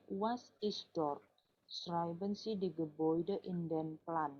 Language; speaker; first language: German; non-native, fluent; Indonesian